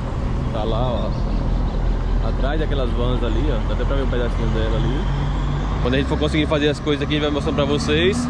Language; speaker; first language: Portuguese; native; Portuguese